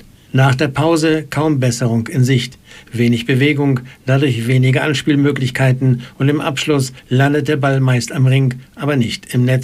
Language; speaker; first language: German; native; German